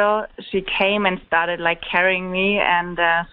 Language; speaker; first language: English; non-native, fluent; German